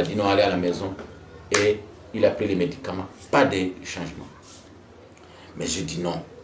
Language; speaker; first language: French; non-native, local second language; Swahili